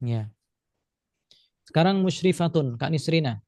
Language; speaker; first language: Indonesian; native; Indonesian